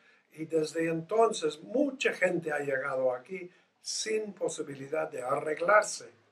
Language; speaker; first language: Spanish; non-native, fluent; English